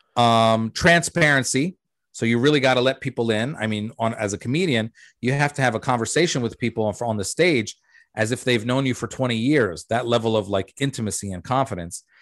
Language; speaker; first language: English; early bilingual, other home language; Arabic